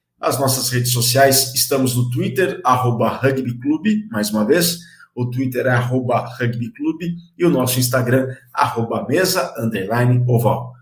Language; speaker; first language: Portuguese; native; Portuguese